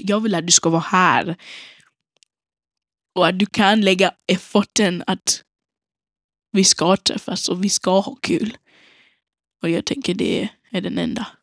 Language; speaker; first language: Swedish; non-native, local second language; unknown